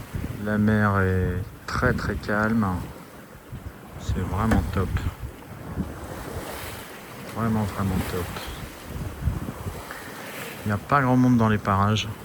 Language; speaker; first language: French; native; French